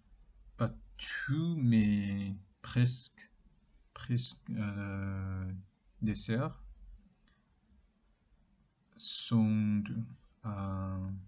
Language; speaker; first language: French; non-native, learner; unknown